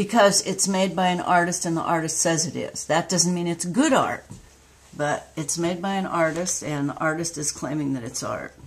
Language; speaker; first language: English; native; English